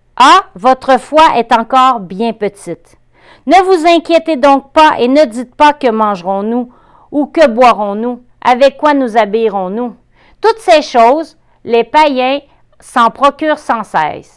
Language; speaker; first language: French; native; French